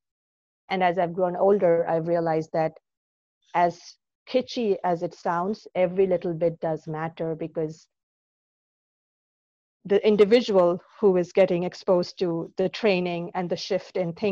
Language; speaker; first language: English; non-native, local second language; Bangla